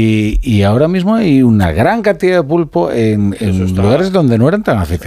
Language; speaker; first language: Spanish; native; Spanish